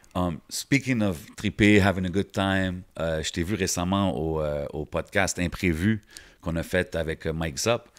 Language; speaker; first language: French; native; French